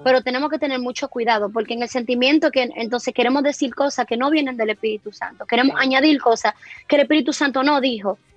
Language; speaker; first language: Spanish; early bilingual, heritage; Spanish